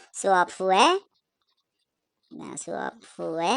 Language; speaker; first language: Korean; non-native, fluent; Khmer